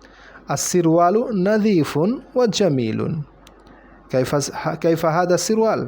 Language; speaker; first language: Arabic; non-native, fluent; Bangla